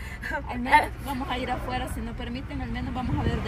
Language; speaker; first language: Spanish; native; Spanish